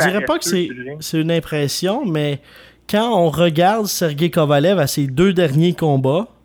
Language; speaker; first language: French; native; French